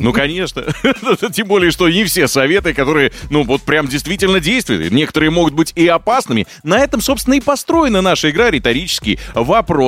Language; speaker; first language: Russian; native; Russian